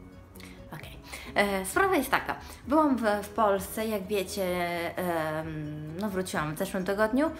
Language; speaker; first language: Polish; early bilingual, heritage; Polish